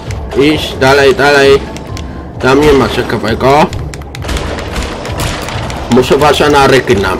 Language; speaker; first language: Polish; non-native, learner; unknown